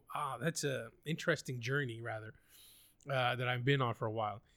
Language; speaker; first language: English; non-native, local second language; Urdu